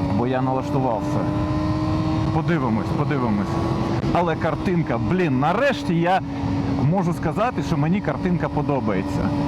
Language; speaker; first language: Ukrainian; non-native, local second language; Russian